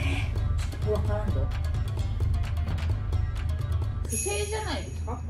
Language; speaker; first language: Japanese; native; Japanese